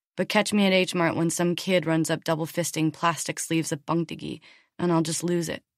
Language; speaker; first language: English; native; English